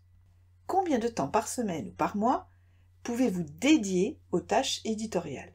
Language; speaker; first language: French; native; French